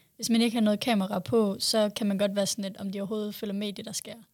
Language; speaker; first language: Danish; native; Danish